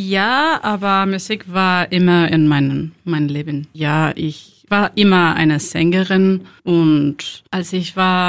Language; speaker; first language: German; non-native, learner; Spanish